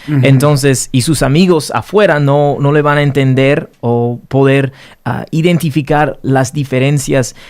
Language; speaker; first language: Spanish; early bilingual, heritage; Spanish